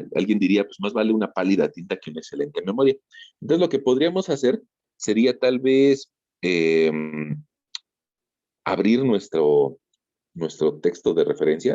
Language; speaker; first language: Spanish; native; Spanish